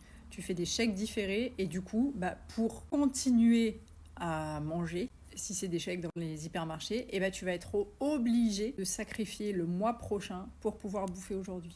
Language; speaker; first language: French; native; French